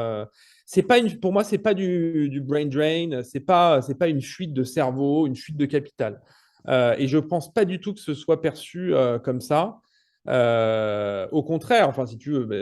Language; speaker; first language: French; native; French